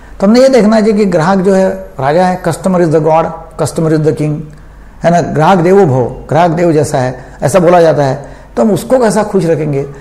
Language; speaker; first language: Hindi; non-native, local second language; Marathi